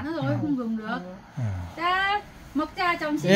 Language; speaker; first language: Korean; non-native, learner; Vietnamese